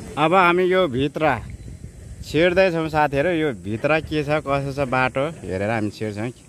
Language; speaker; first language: Nepali; non-native, local second language; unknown